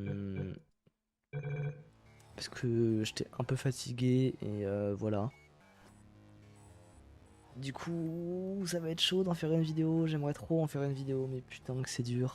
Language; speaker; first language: French; native; French